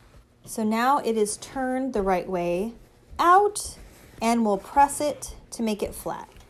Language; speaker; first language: English; native; English